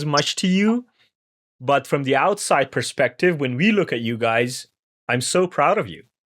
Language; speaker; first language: English; non-native, fluent; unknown